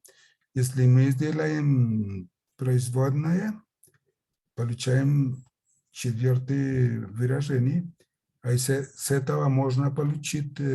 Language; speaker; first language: Russian; non-native, fluent; Spanish